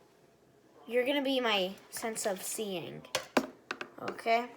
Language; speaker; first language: English; native; English